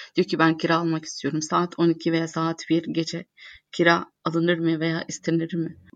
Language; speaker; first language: Turkish; non-native, fluent; Arabic